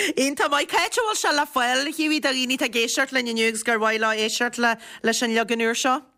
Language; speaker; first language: Irish; native; Irish